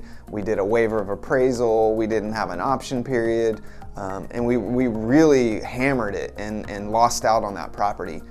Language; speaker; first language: English; native; English